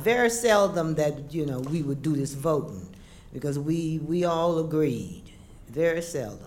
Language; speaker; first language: English; native; English